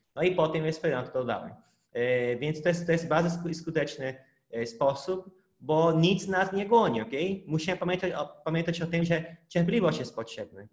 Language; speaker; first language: Polish; non-native, fluent; Portuguese